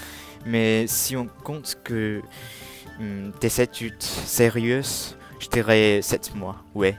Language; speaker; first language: French; non-native, learner; Cantonese